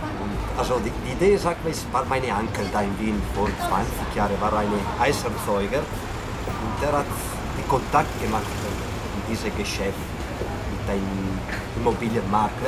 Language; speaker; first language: German; non-native, learner; Italian